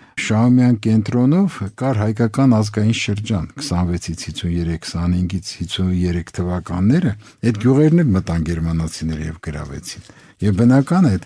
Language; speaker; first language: Armenian; native; Armenian